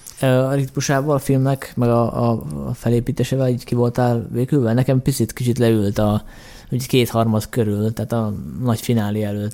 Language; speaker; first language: Hungarian; native; Hungarian